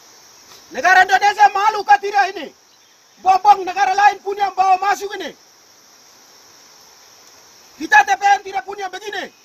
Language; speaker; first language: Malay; non-native, local second language; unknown